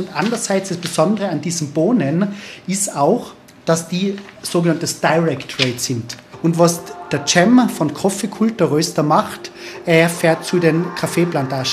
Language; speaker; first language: German; native; German